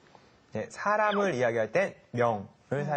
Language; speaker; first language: Korean; native; Korean